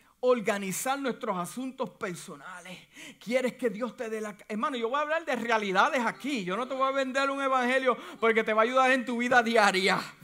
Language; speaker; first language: Spanish; native; Spanish